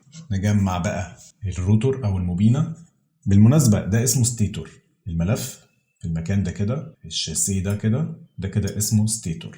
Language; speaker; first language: Arabic; native; Arabic